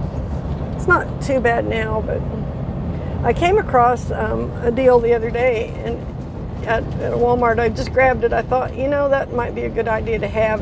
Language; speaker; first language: English; native; English